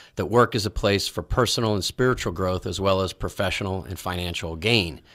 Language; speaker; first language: English; native; English